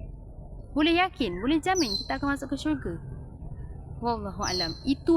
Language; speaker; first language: Malay; native; Malay